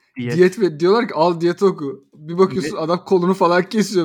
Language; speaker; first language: Turkish; native; Turkish